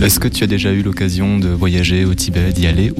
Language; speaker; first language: French; native; French